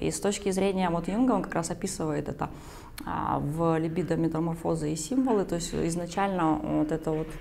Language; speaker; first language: Russian; native; Russian